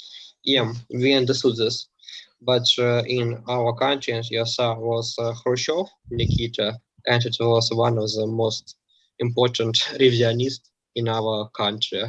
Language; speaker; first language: English; non-native, learner; Russian